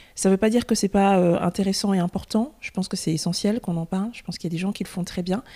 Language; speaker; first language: French; native; French